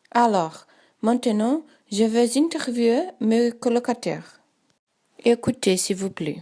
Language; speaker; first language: French; non-native, learner; Portuguese